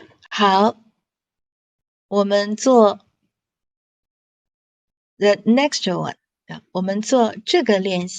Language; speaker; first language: Chinese; non-native, fluent; English